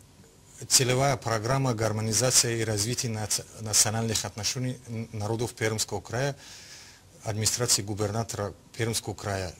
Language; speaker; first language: Russian; non-native, local second language; Tajik